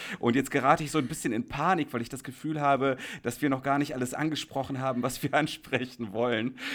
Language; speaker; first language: German; native; German